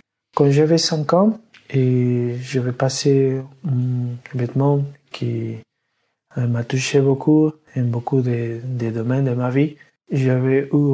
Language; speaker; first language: French; non-native, learner; Spanish